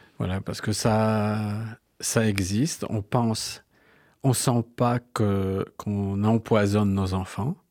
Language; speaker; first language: French; non-native, fluent; Polish